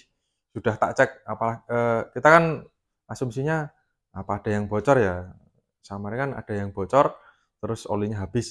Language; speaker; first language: Indonesian; native; Indonesian